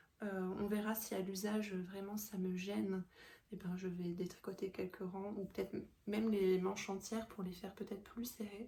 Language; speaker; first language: French; native; French